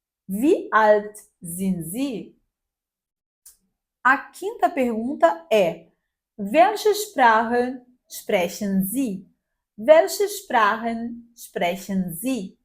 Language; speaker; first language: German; non-native, fluent; Portuguese